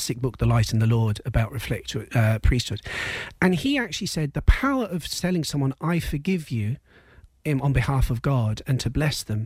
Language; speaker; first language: English; native; English